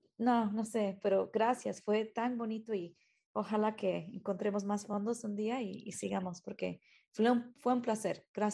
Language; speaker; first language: Spanish; early bilingual, heritage; Spanish